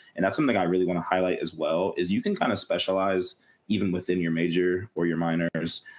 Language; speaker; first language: English; native; English